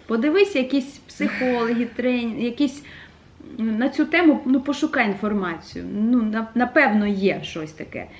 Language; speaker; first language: Ukrainian; non-native, local second language; Russian